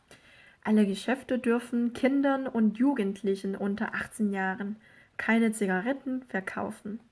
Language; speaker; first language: German; non-native, fluent; Korean